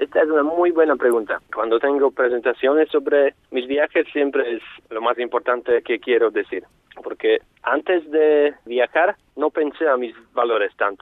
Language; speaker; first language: Spanish; non-native, fluent; Slovak